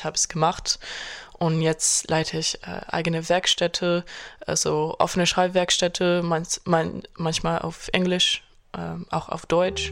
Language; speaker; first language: German; non-native, fluent; French